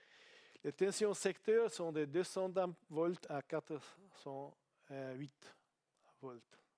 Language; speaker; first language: French; non-native, learner; Italian